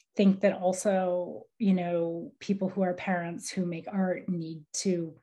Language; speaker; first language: English; native; English